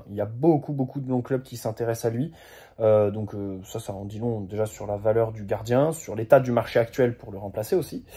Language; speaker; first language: French; native; French